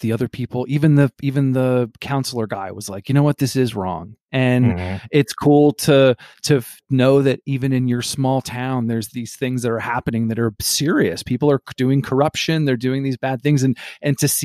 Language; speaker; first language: English; native; English